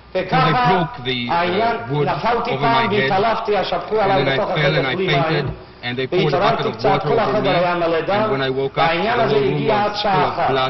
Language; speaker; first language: Hebrew; non-native, fluent; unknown